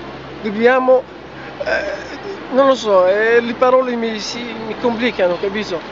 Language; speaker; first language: Italian; non-native, fluent; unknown